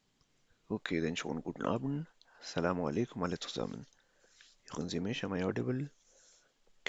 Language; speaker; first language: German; non-native, fluent; Urdu